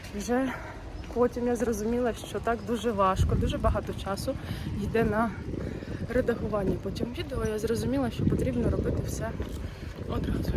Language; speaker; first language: Ukrainian; non-native, local second language; Russian